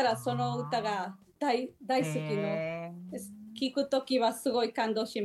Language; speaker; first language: Japanese; non-native, learner; Spanish